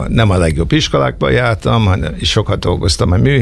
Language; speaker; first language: Hungarian; early bilingual, heritage; Hungarian